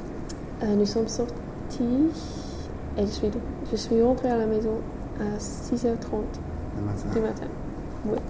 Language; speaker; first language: French; non-native, fluent; English